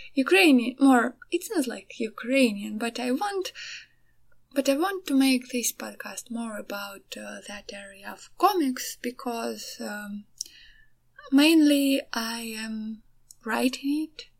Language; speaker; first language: English; non-native, fluent; Ukrainian